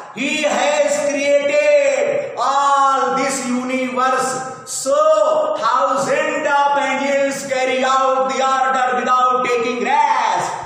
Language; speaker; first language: English; non-native, local second language; Hindi